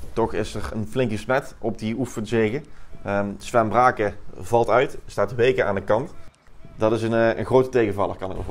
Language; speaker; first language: Dutch; native; Dutch